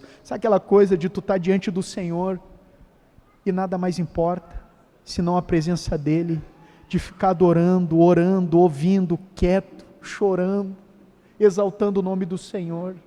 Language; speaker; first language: Portuguese; native; Portuguese